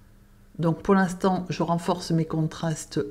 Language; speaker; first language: French; native; French